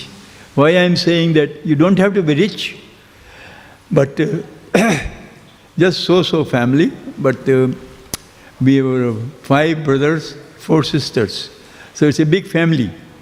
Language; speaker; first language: English; non-native, local second language; Hindi